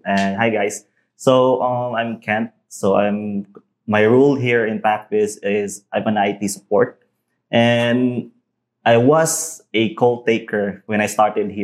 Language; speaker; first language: English; non-native, local second language; Cebuano